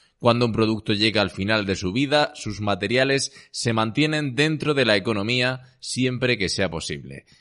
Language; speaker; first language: Spanish; native; Spanish